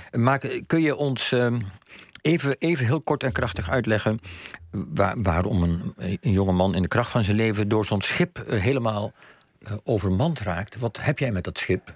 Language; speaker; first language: Dutch; native; Dutch